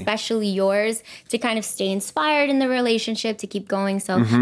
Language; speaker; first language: English; early bilingual, other home language; Spanish